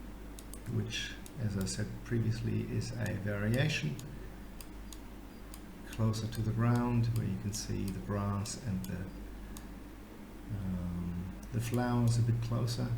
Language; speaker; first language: English; native; English